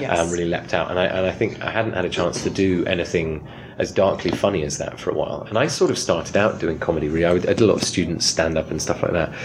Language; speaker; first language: English; native; English